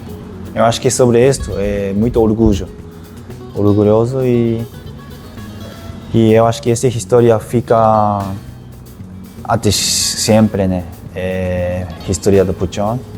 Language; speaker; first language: Portuguese; non-native, learner; Japanese